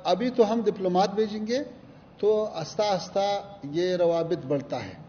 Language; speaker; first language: Hindi; non-native, learner; Pashto